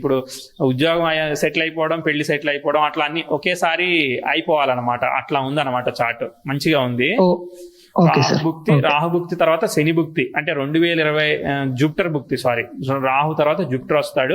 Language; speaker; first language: Telugu; native; Telugu